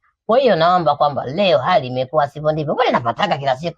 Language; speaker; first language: Swahili; native; Swahili